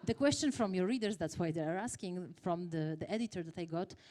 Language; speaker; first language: English; non-native, fluent; Polish